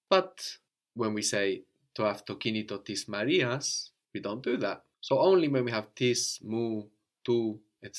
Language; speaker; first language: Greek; non-native, fluent; English